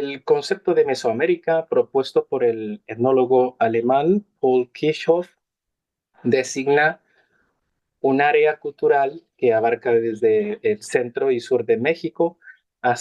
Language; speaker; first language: Spanish; non-native, fluent; Chinese